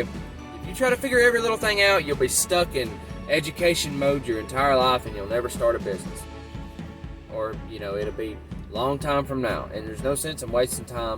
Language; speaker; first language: English; native; English